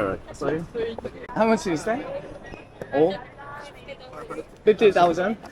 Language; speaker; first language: English; non-native, learner; Korean